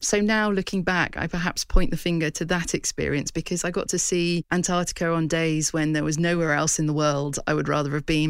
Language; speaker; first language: English; native; English